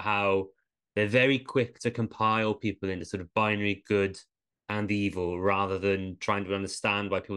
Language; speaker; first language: English; native; English